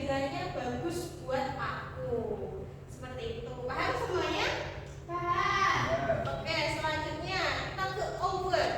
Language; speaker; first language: Indonesian; native; Indonesian